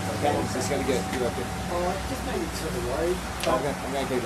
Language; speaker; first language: English; native; English